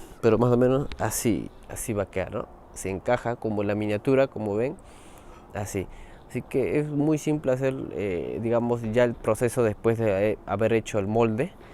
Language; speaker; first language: Spanish; native; Spanish